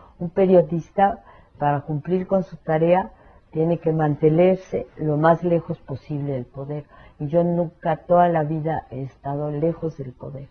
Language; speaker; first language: Spanish; early bilingual, other home language; French